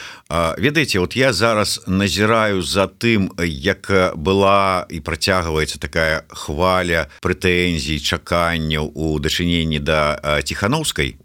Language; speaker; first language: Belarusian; non-native, local second language; Russian